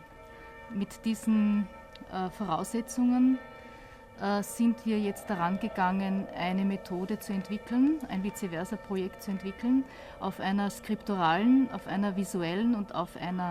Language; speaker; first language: German; native; German